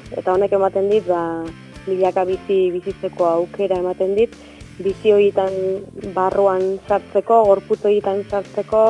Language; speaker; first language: Basque; native; Basque